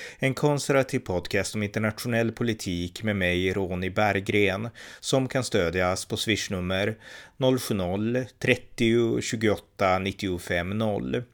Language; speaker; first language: Swedish; native; Swedish